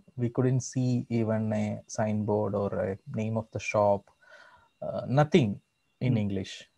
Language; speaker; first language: English; non-native, local second language; Malayalam